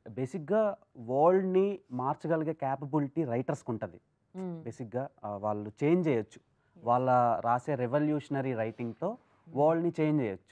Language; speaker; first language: Telugu; native; Telugu